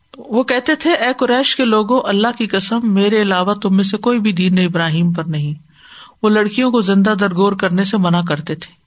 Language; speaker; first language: Urdu; native; Urdu